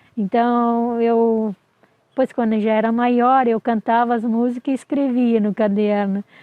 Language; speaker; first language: Portuguese; non-native, local second language; Low German